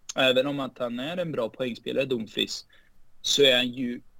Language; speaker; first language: Swedish; early bilingual, heritage; Spanish